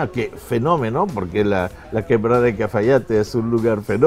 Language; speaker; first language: Spanish; non-native, fluent; French